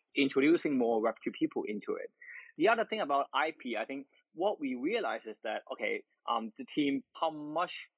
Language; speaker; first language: English; non-native, local second language; Cantonese